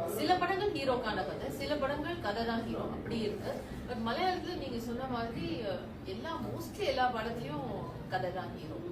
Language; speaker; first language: Tamil; native; Tamil